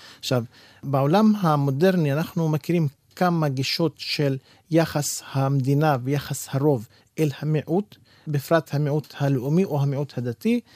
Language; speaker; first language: Hebrew; non-native, local second language; Arabic